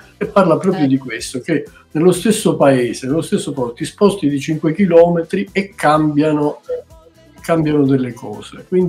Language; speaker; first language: Italian; native; Italian